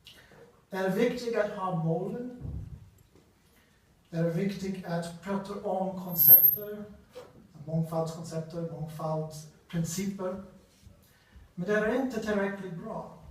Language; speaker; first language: Swedish; non-native, learner; English